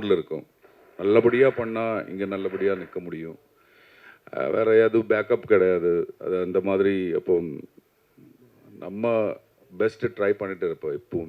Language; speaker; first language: Tamil; non-native, learner; Malayalam